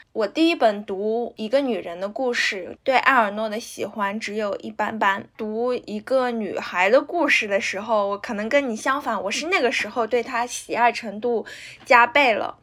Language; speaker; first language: Chinese; native; Chinese